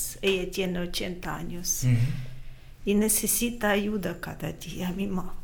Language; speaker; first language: Spanish; non-native, learner; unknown